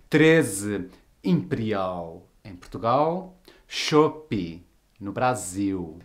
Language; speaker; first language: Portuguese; native; Portuguese